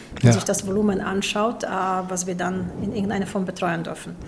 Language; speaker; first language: German; non-native, fluent; Polish